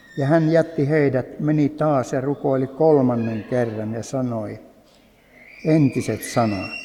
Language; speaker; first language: Finnish; native; Finnish